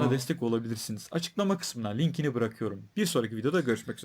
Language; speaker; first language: Turkish; native; Turkish